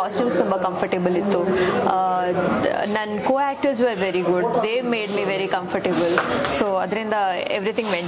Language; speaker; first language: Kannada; non-native, local second language; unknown